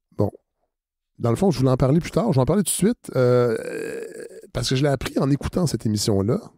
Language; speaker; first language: French; native; French